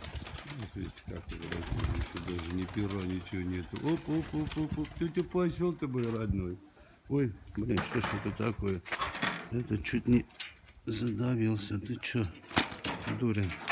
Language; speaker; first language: Russian; native; Russian